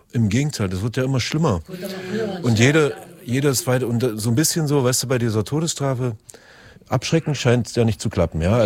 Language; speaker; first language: German; native; German